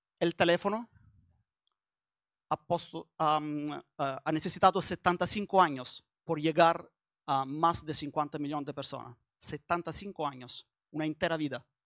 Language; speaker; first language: Spanish; non-native, learner; Italian